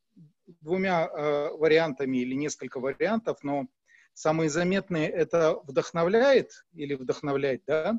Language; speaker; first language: Russian; native; Russian